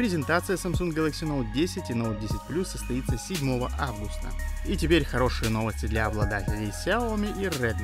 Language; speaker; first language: Russian; native; Russian